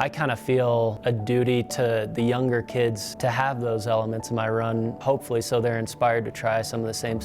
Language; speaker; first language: English; native; English